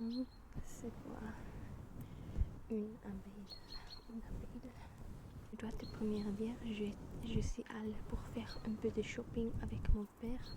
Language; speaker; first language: French; non-native, learner; German